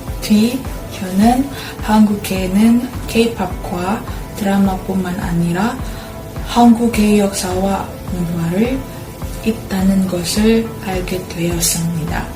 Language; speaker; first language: Korean; non-native, fluent; Indonesian